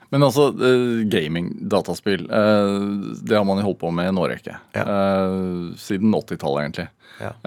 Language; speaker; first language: Norwegian; native; Norwegian